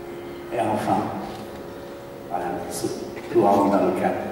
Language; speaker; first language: French; non-native, fluent; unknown